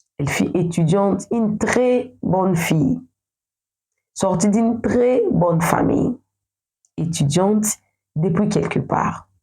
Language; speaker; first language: French; non-native, local second language; Lingala